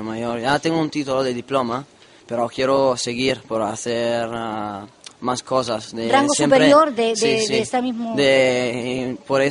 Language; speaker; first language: Spanish; non-native, learner; Italian